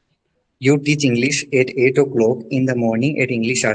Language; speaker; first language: English; non-native, learner; Hindi